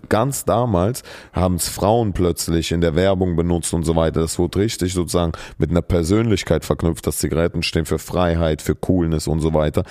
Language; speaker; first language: German; early bilingual, other home language; Russian